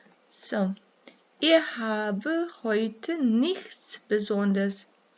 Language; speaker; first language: German; non-native, fluent; Serbian